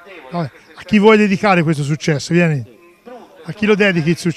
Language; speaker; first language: Italian; native; Italian